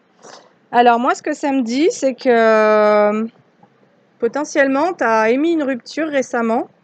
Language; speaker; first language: French; native; French